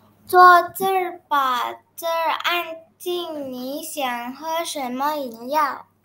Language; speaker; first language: Chinese; non-native, learner; Indonesian